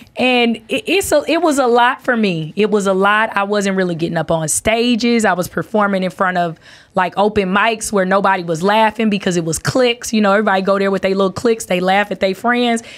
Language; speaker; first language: English; native; English